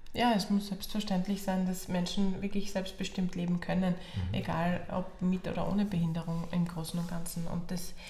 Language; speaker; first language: German; native; German